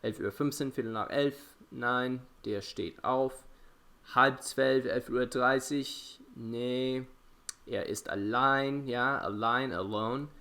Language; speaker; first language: German; non-native, fluent; English